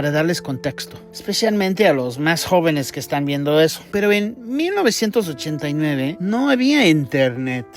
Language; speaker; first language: Spanish; non-native, fluent; English